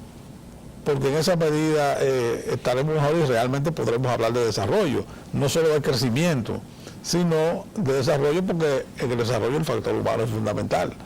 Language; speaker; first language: Spanish; native; Spanish